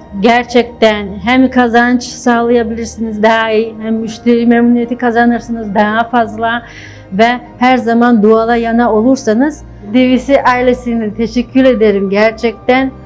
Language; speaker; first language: Turkish; non-native, fluent; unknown